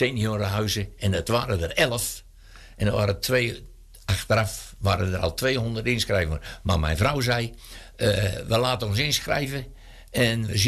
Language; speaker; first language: Dutch; native; Dutch